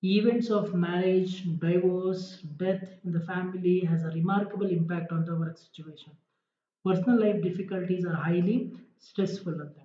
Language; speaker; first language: English; non-native, local second language; Kannada